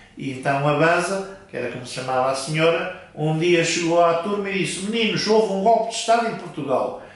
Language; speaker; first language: Portuguese; native; Portuguese